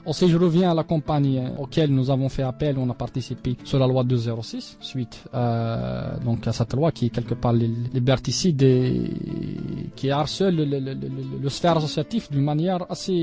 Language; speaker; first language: French; non-native, local second language; Arabic